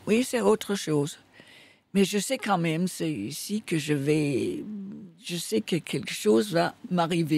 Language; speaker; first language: French; non-native, fluent; Danish